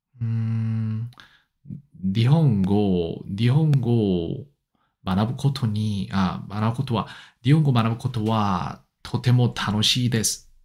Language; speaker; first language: Japanese; non-native, learner; Korean